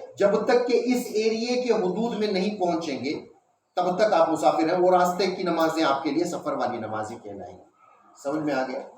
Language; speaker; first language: Urdu; native; Urdu